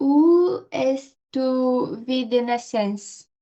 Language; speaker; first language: French; non-native, learner; Portuguese